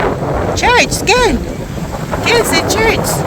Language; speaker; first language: Hebrew; non-native, learner; Filipino